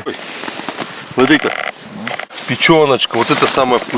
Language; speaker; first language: Russian; native; Russian